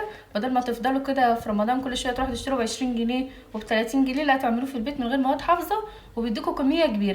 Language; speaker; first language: Arabic; native; Arabic